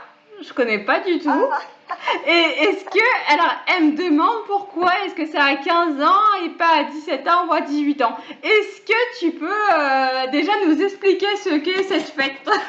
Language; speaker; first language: French; native; French